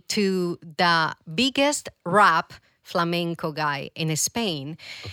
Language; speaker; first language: English; non-native, fluent; Spanish